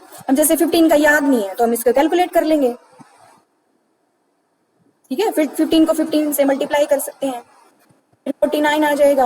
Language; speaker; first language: Hindi; native; Hindi